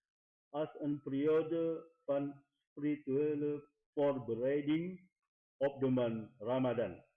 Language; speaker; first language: Dutch; non-native, fluent; Indonesian